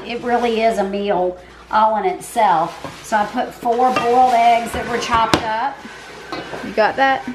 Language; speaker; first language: English; native; English